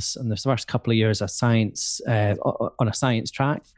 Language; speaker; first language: English; native; English